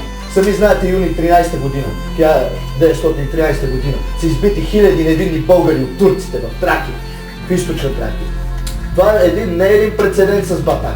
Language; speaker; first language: Bulgarian; native; Bulgarian